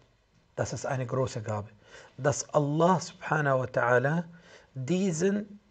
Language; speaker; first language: German; non-native, fluent; Arabic